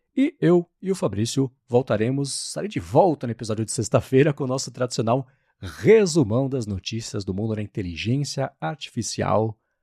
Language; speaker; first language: Portuguese; native; Portuguese